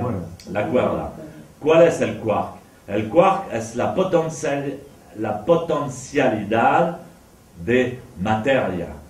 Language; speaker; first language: Spanish; non-native, fluent; French